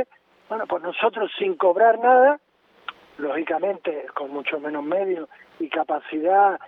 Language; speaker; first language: Spanish; native; Spanish